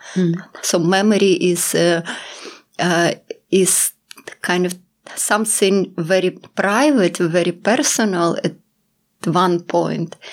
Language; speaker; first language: English; non-native, fluent; Russian